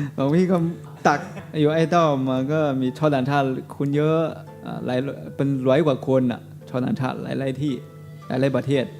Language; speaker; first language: Thai; non-native, learner; Chinese